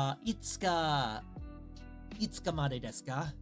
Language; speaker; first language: Japanese; non-native, learner; English